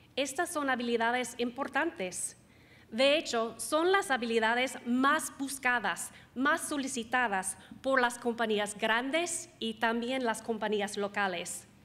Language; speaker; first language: Spanish; non-native, fluent; English